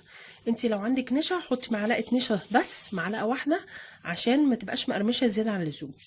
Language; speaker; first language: Arabic; native; Arabic